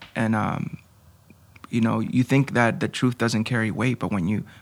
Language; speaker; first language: English; early bilingual, other home language; Spanish